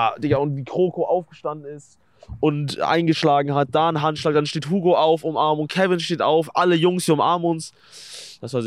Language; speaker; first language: German; native; German